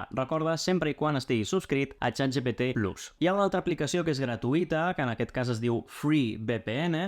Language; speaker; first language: Catalan; native; Catalan